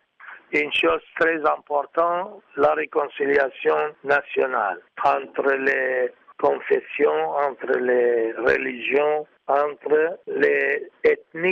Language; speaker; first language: French; non-native, learner; Arabic